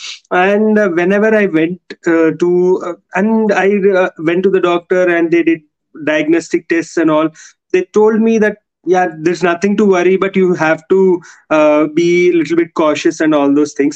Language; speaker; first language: English; non-native, local second language; Telugu